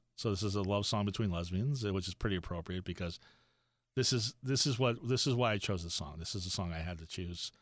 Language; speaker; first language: English; native; English